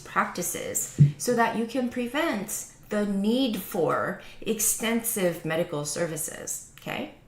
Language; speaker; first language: English; native; English